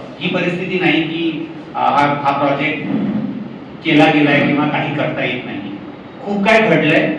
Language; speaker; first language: Marathi; non-native, local second language; Hindi